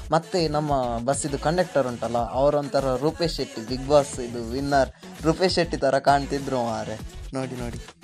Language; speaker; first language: Kannada; non-native, local second language; Tulu